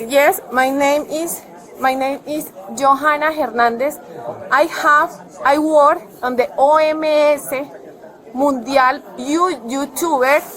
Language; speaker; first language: English; non-native, learner; Spanish